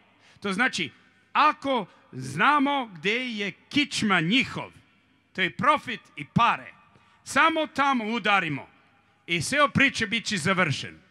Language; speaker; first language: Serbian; early bilingual, heritage; Serbian